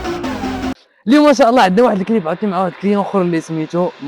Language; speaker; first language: Arabic; native; Arabic